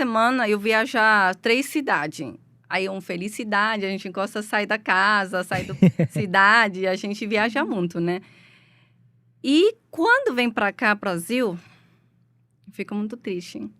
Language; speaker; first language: Portuguese; non-native, learner; Chinese